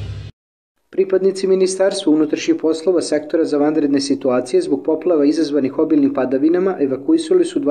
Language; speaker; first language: Serbian; native; Serbian